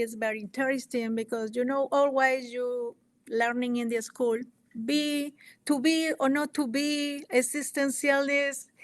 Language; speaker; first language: English; non-native, learner; Spanish